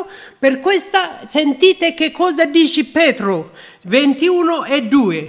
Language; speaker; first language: Italian; non-native, learner; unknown